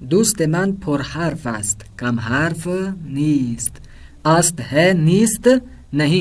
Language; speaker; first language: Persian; non-native, fluent; Urdu